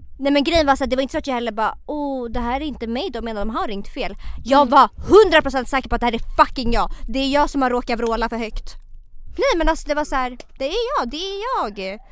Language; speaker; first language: Swedish; native; Swedish